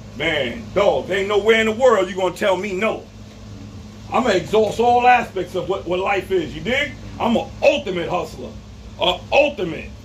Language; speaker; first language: English; native; English